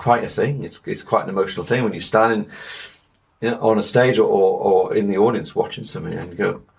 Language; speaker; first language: English; native; English